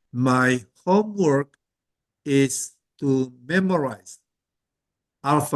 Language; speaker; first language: English; non-native, fluent; Indonesian